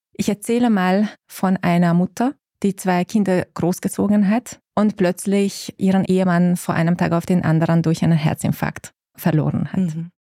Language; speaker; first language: German; non-native, fluent; Hungarian